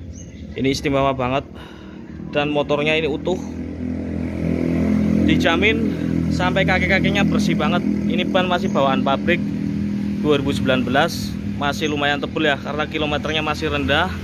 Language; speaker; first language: Indonesian; native; Indonesian